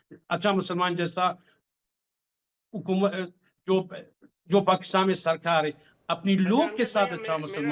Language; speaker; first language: Hindi; non-native, fluent; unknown